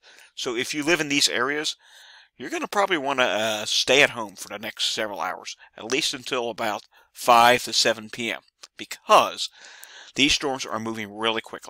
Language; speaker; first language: English; native; English